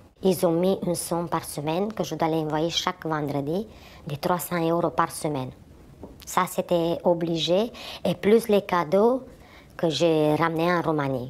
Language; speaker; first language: French; non-native, fluent; Romanian